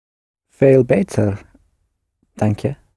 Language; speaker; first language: Dutch; non-native, learner; English